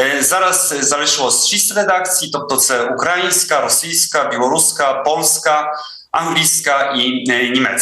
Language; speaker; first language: Ukrainian; non-native, fluent; Polish